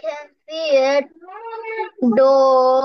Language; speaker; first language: English; non-native, learner; Bangla